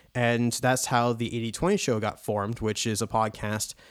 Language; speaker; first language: English; native; English